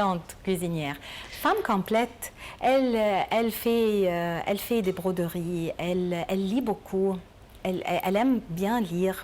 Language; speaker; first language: French; non-native, learner; Arabic